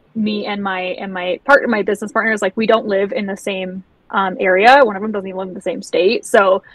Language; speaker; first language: English; native; English